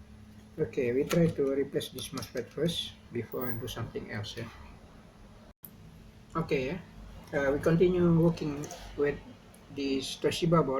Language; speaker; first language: English; non-native, learner; Indonesian